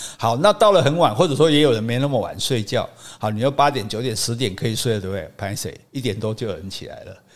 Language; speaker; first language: Chinese; native; Chinese